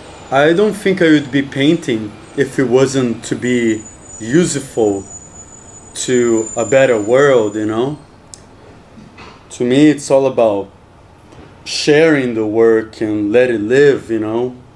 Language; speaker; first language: English; non-native, fluent; Portuguese